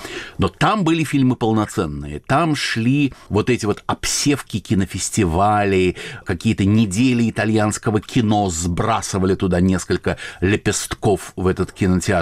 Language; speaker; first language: Russian; native; Russian